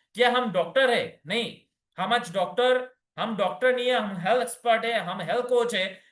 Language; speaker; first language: Hindi; non-native, local second language; Bangla